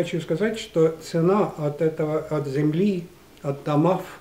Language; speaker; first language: Russian; non-native, fluent; Estonian